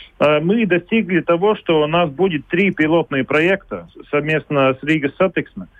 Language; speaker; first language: Russian; non-native, local second language; Latvian